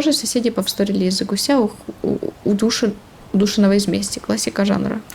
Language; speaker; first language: Russian; native; Russian